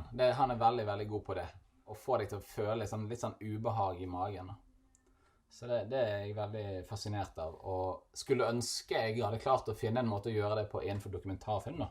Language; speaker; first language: Norwegian; native; Norwegian